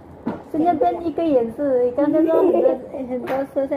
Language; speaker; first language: Chinese; non-native, fluent; Indonesian